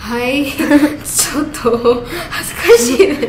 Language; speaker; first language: Japanese; non-native, learner; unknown